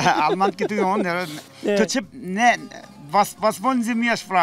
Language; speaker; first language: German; non-native, learner; Zaza